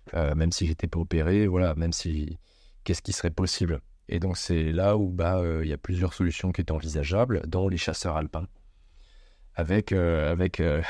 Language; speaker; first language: French; native; French